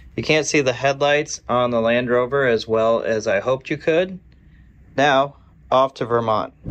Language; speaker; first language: English; native; English